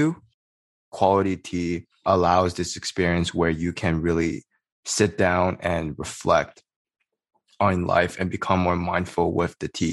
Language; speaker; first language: English; native; English